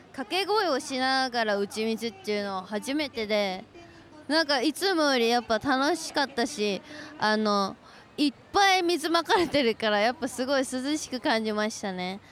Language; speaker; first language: Japanese; native; Japanese